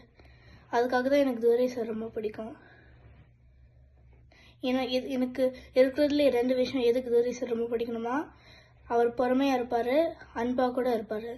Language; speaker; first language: Tamil; early bilingual, heritage; Tamil